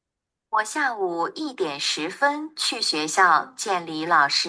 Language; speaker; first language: Chinese; non-native, learner; Bangla